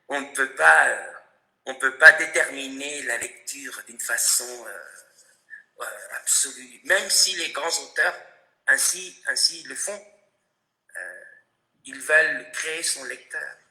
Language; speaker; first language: French; non-native, fluent; Spanish